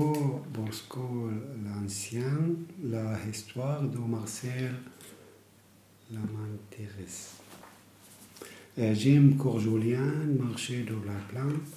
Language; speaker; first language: French; non-native, learner; Arabic